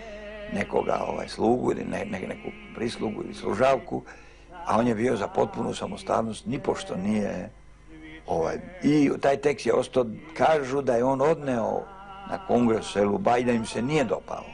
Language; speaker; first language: Bosnian; native; Bosnian